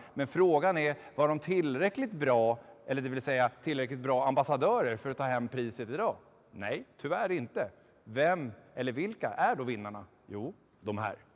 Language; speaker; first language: Swedish; native; Swedish